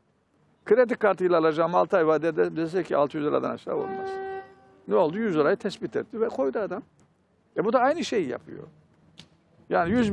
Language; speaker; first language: Turkish; native; Turkish